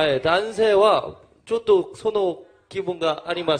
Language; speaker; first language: Japanese; non-native, learner; Korean